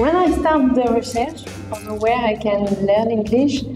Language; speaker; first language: English; non-native, learner; French